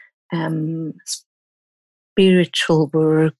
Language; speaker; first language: English; non-native, fluent; German